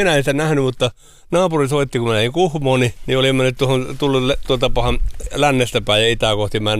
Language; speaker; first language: Finnish; native; Finnish